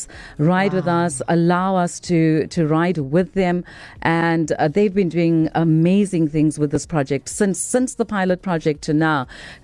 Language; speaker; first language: English; native; English